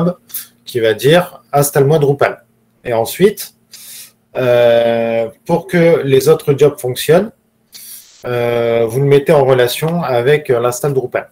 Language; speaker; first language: French; native; French